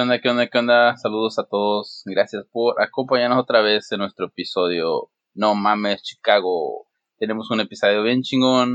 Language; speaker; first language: Spanish; native; Spanish